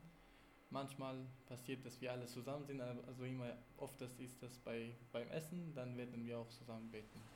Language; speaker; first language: German; non-native, fluent; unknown